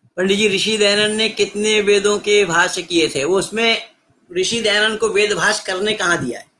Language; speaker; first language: Hindi; native; Hindi